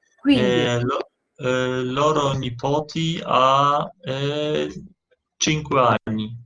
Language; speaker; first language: Italian; non-native, learner; Polish